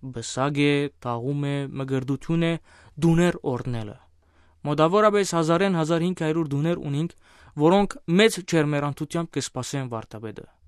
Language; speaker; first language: Armenian; native; Armenian